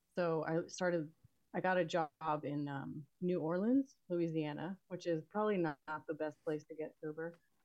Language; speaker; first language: English; native; English